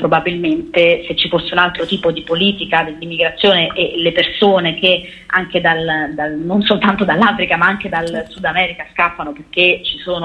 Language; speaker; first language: Italian; native; Italian